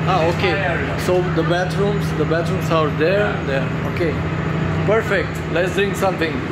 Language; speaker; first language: English; non-native, fluent; Romanian